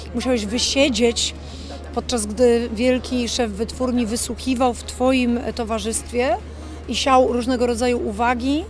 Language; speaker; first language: Polish; native; Polish